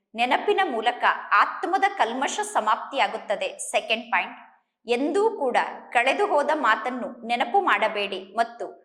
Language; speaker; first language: Kannada; native; Kannada